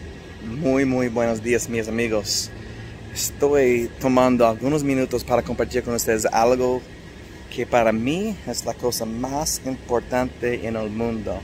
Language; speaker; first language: Spanish; non-native, fluent; English